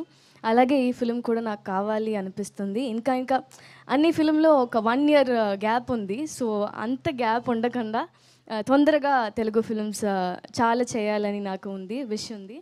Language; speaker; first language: Telugu; non-native, learner; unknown